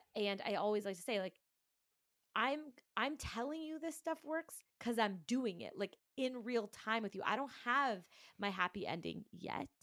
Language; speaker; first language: English; native; English